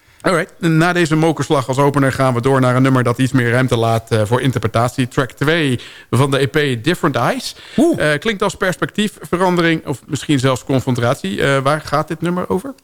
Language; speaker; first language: Dutch; native; Dutch